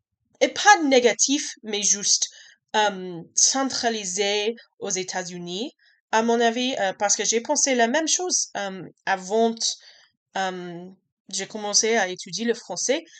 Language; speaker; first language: French; non-native, learner; English